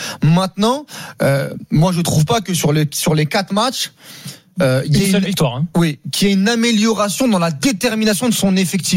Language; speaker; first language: French; native; French